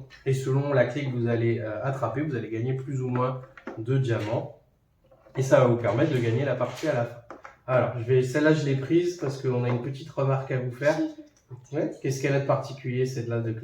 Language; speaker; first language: French; native; French